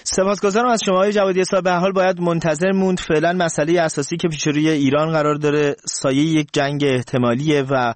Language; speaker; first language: Persian; native; Persian